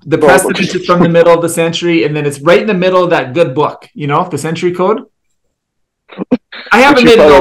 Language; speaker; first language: English; native; English